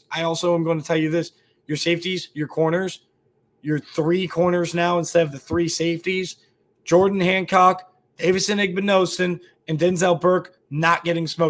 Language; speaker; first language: English; native; English